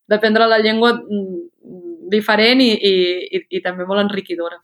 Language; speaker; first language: Catalan; native; Catalan